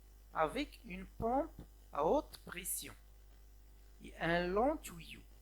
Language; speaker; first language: French; non-native, local second language; Arabic